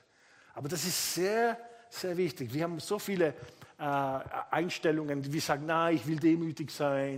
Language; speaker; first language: German; non-native, fluent; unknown